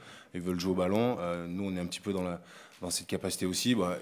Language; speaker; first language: French; native; French